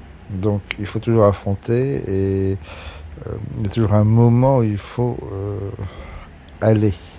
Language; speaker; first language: French; native; French